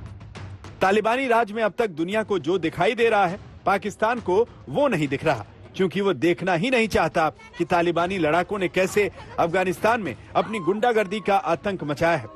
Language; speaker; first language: Hindi; native; Hindi